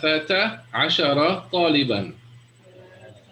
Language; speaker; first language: Arabic; non-native, fluent; English